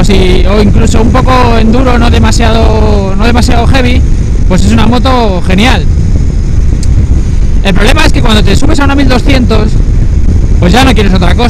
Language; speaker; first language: Spanish; native; Spanish